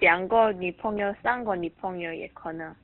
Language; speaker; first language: Chinese; non-native, learner; Korean